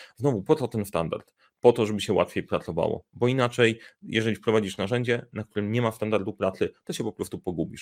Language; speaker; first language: Polish; native; Polish